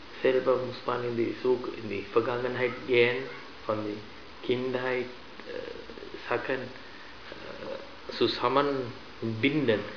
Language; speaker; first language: German; non-native, fluent; Sinhala